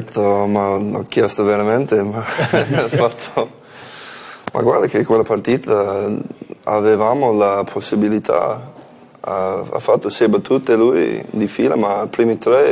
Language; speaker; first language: Italian; non-native, learner; English